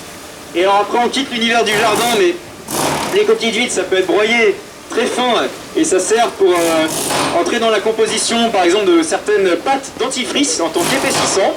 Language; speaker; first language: French; native; French